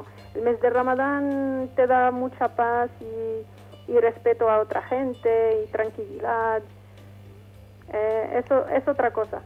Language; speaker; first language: Spanish; non-native, fluent; Arabic